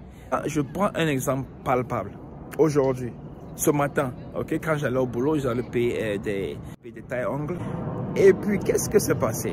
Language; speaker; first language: French; non-native, local second language; Ewe